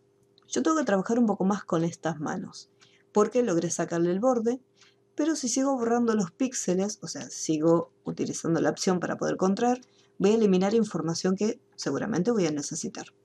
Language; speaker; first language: Spanish; native; Spanish